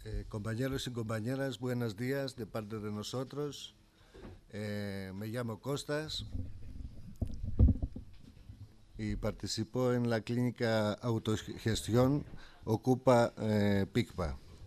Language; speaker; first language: Spanish; non-native, learner; Greek